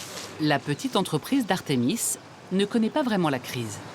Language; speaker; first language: French; native; French